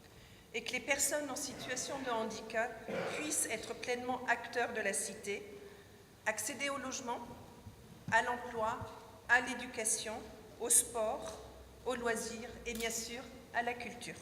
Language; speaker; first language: French; native; French